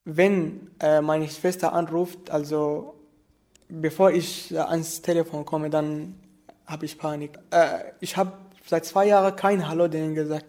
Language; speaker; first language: German; non-native, fluent; Arabic